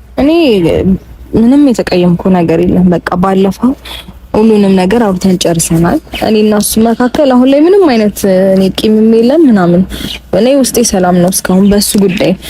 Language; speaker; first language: Amharic; native; Amharic